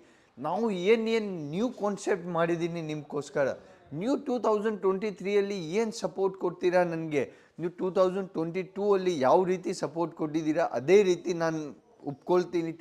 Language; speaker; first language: Kannada; non-native, local second language; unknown